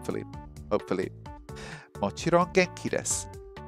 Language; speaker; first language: Japanese; non-native, learner; English